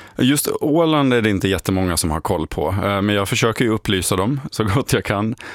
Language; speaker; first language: Swedish; native; Swedish